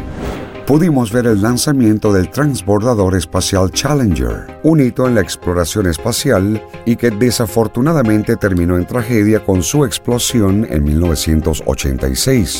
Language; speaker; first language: Spanish; native; Spanish